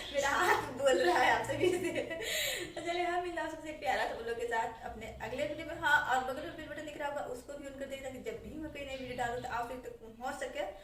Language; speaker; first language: Hindi; native; Hindi